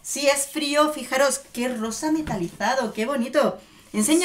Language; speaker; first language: Spanish; native; Spanish